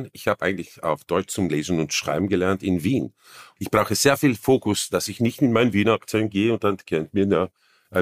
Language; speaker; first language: German; non-native, fluent; Croatian